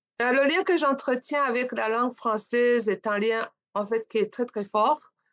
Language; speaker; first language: French; non-native, local second language; Rundi